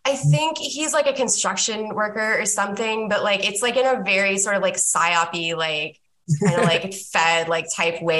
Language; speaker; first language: English; native; English